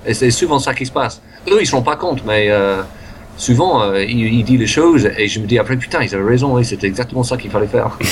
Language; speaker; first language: French; non-native, fluent; English